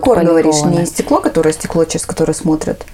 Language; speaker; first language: Russian; native; Russian